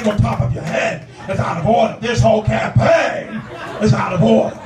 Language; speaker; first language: English; native; English